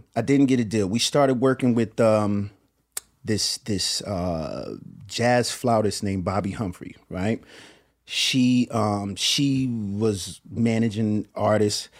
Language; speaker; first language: English; native; English